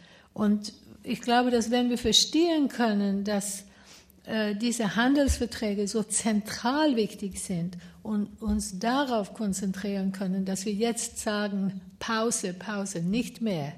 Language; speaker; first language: German; non-native, fluent; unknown